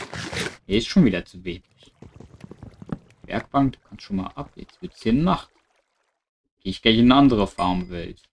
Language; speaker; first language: German; native; German